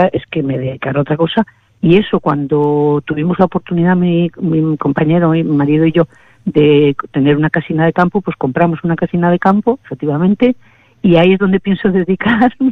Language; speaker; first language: Spanish; native; Spanish